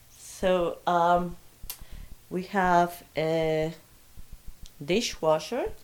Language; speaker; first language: English; non-native, fluent; Spanish